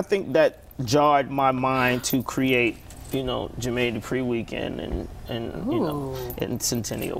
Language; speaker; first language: English; native; English